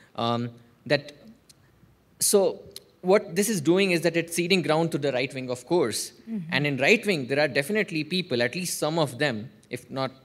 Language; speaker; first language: English; non-native, fluent; Somali